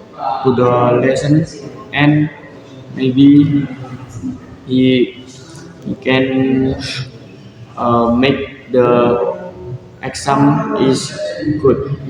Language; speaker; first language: English; non-native, learner; Indonesian